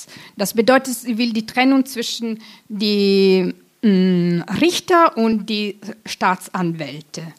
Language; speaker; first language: German; non-native, fluent; Italian